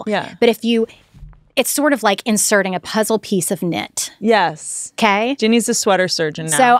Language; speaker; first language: English; native; English